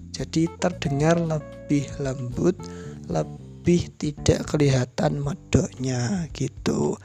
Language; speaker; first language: Indonesian; non-native, local second language; Javanese